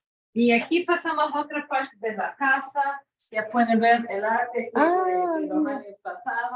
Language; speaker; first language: Spanish; non-native, fluent; English